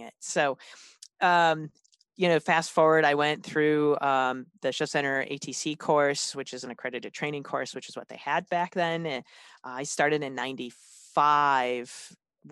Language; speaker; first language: English; native; English